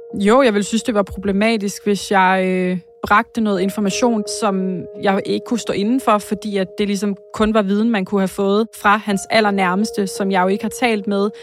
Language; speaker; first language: Danish; native; Danish